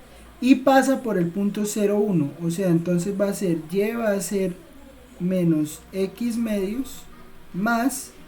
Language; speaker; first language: Spanish; native; Spanish